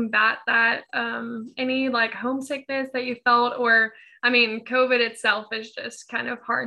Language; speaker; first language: English; native; English